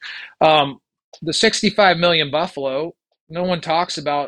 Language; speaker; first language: English; native; English